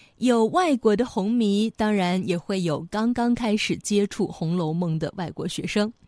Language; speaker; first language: Chinese; native; Chinese